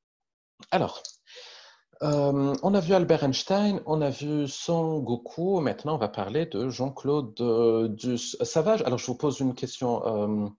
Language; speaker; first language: French; native; French